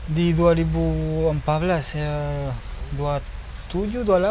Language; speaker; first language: Indonesian; non-native, learner; Spanish